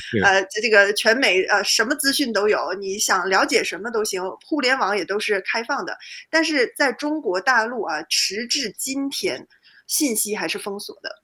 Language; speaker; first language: Chinese; native; Chinese